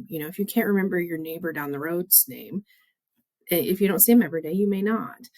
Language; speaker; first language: English; native; English